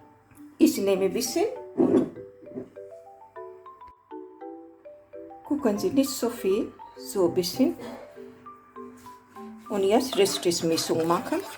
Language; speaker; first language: German; non-native, learner; Hindi